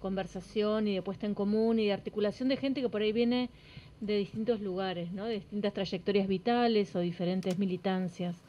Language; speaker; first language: Spanish; native; Spanish